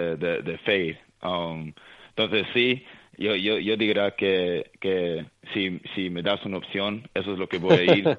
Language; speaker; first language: Spanish; early bilingual, heritage; Spanish